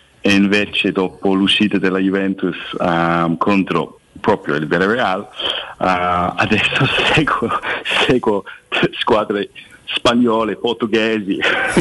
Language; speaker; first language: Italian; non-native, fluent; English